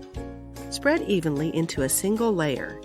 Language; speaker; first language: English; native; English